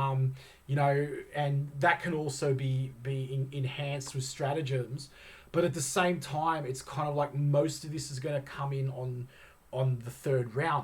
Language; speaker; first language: English; native; English